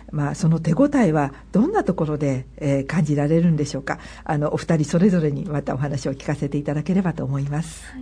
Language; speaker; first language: Japanese; native; Japanese